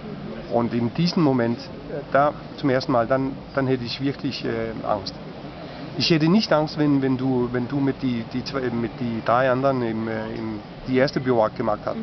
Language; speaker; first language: German; non-native, fluent; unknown